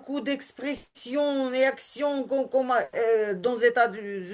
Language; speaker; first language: French; non-native, learner; Ukrainian